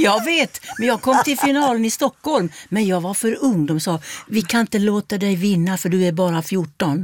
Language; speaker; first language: Swedish; native; Swedish